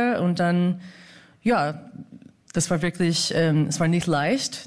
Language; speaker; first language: German; non-native, fluent; English